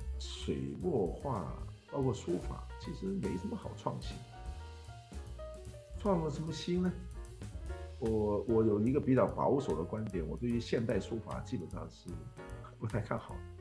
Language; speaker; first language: Chinese; non-native, local second language; Cantonese